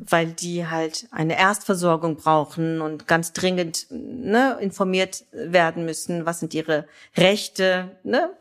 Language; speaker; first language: German; early bilingual, other home language; Kurdish